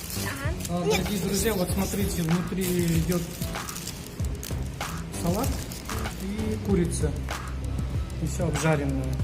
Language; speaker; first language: Russian; non-native, local second language; Kyrgyz